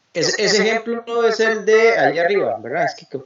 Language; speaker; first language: Spanish; native; Spanish